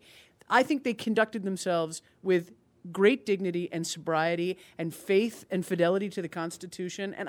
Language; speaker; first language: English; native; English